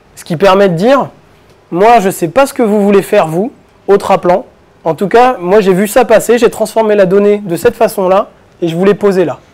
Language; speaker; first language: French; native; French